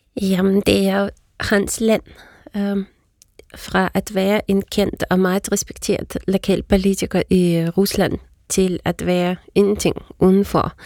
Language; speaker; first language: Danish; non-native, fluent; Russian